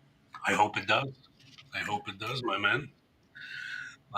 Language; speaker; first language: English; native; English